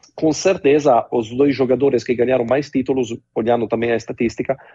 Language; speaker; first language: Portuguese; non-native, fluent; Italian